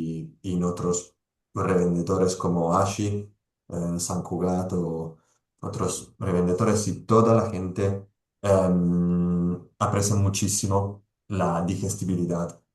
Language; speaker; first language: Spanish; non-native, fluent; Italian